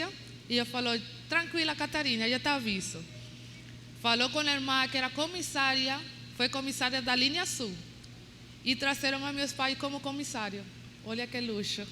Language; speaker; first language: Portuguese; non-native, learner; Spanish